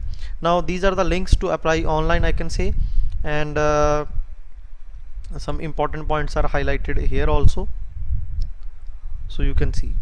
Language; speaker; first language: English; non-native, local second language; Hindi